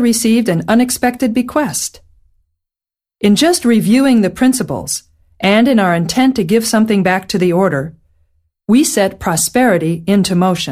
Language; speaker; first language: English; native; English